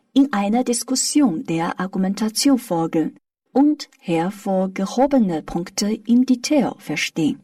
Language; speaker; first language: German; non-native, fluent; Chinese